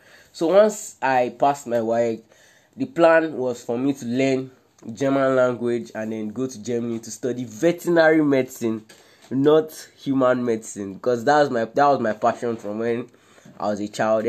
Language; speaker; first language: English; non-native, local second language; Yoruba